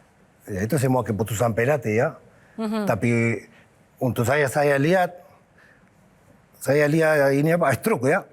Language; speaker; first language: Indonesian; non-native, fluent; Spanish